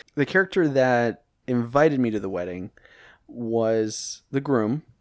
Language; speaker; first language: English; native; English